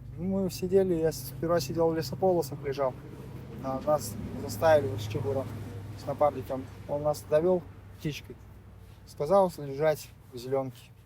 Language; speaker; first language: Russian; native; Russian